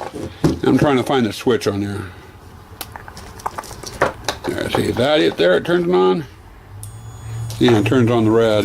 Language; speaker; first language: English; native; English